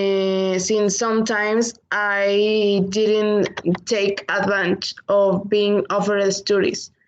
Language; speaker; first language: English; non-native, learner; Spanish